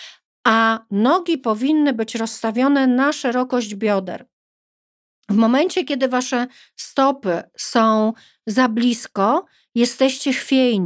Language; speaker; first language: Polish; native; Polish